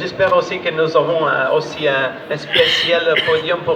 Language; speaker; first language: French; non-native, learner; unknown